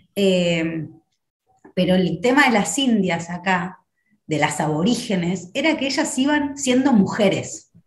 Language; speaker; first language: Spanish; native; Spanish